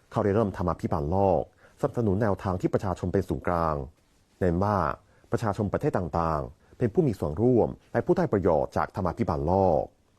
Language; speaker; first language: Thai; non-native, fluent; Chinese